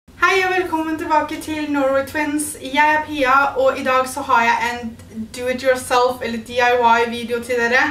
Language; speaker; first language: Norwegian; native; Norwegian